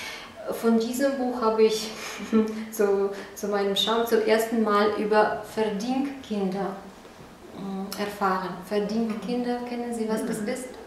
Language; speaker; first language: German; non-native, fluent; Russian